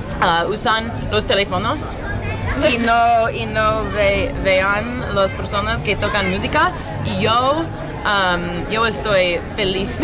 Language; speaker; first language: Spanish; non-native, learner; English